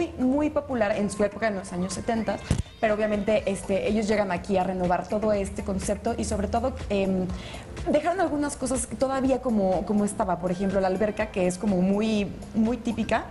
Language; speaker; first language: Spanish; native; Spanish